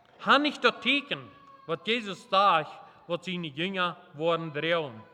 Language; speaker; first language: German; non-native, local second language; Plautdietsch